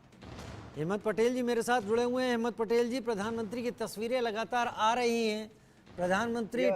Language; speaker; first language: Hindi; native; Hindi